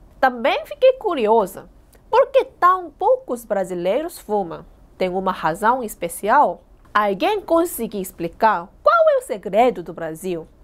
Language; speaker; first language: Portuguese; non-native, fluent; Korean